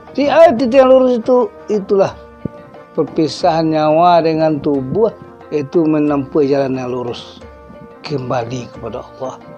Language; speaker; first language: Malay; non-native, local second language; Minangkabau